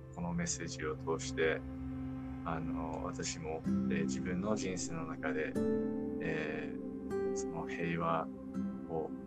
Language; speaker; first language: Japanese; non-native, fluent; English